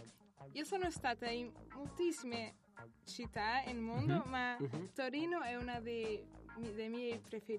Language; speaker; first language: Italian; non-native, learner; Portuguese